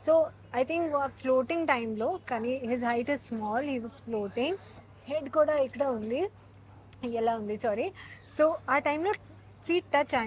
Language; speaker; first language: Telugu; non-native, learner; Hindi